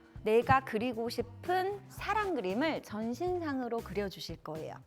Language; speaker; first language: Korean; native; Korean